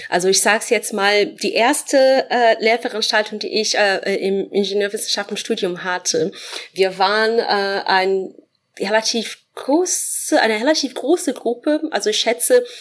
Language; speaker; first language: German; non-native, fluent; Portuguese